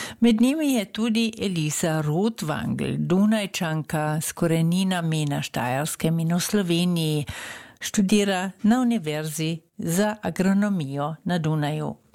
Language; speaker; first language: Slovenian; early bilingual, heritage; Slovenian